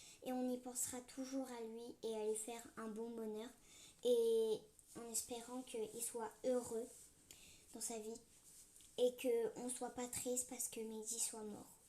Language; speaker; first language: French; native; French